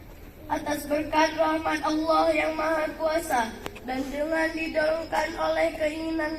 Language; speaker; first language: Indonesian; native; Indonesian